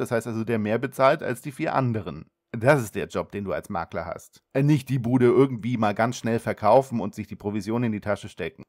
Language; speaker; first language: German; native; German